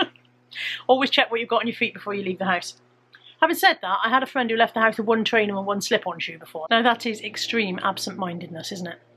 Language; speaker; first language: English; native; English